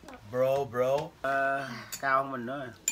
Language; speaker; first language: Vietnamese; native; Vietnamese